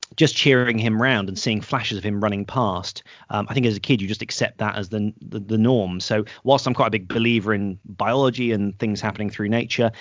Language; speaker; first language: English; native; English